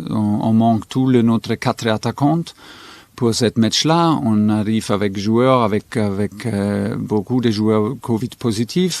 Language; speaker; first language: French; non-native, fluent; German